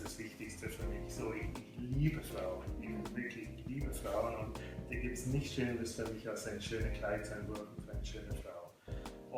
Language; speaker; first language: German; non-native, fluent; English